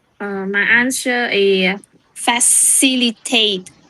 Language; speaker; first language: English; non-native, learner; Vietnamese